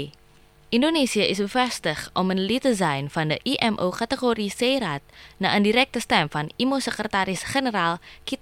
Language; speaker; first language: Dutch; non-native, fluent; Indonesian